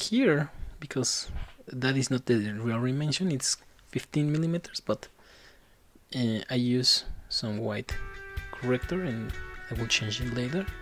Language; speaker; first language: English; non-native, fluent; Spanish